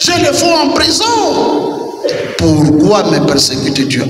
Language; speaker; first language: French; non-native, local second language; Kituba (Democratic Republic of Congo)